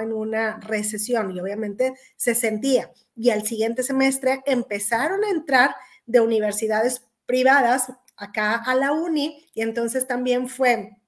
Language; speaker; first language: Spanish; native; Spanish